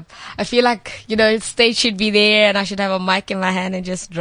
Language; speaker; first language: English; non-native, local second language; Northern Sotho